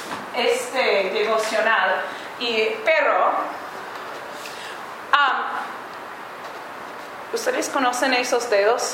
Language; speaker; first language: Spanish; non-native, learner; English